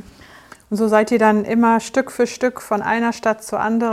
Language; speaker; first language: German; native; German